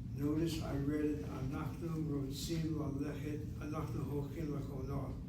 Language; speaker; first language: Hebrew; non-native, fluent; English